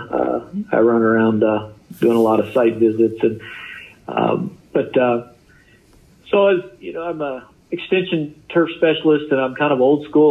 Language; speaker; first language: English; native; English